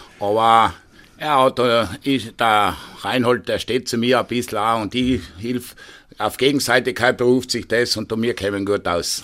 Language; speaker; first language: German; native; German